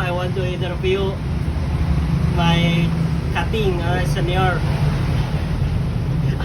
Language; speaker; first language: English; non-native, learner; Indonesian